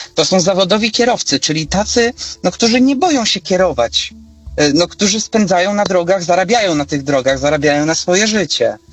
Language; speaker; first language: Polish; native; Polish